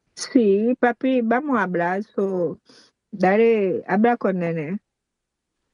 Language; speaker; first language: Spanish; non-native, learner; Haitian Creole